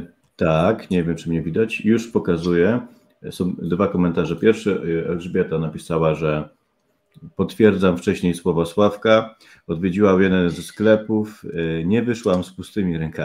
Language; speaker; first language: Polish; native; Polish